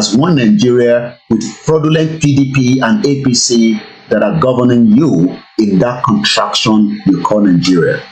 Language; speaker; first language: English; non-native, local second language; Yoruba